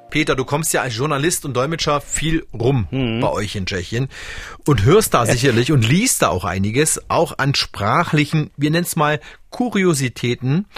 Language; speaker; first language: German; native; German